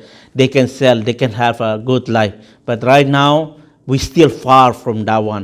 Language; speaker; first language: English; non-native, fluent; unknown